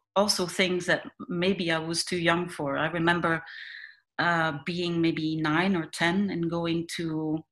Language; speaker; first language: English; non-native, fluent; Dutch